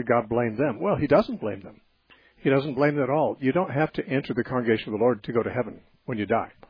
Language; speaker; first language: English; native; English